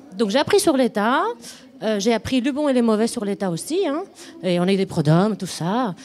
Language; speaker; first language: French; non-native, fluent; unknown